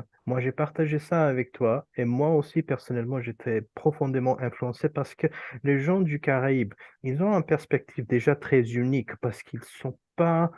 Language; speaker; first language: French; non-native, fluent; Urdu